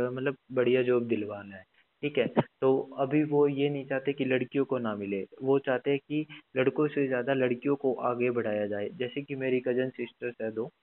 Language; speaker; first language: Hindi; native; Hindi